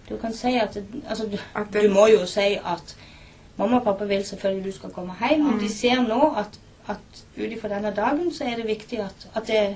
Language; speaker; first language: Norwegian; native; Norwegian